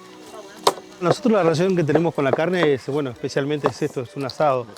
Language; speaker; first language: Spanish; native; Spanish